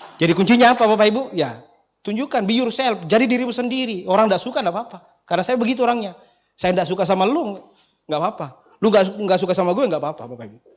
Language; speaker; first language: Indonesian; non-native, local second language; Buginese